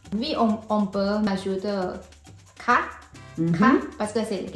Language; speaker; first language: French; non-native, learner; Thai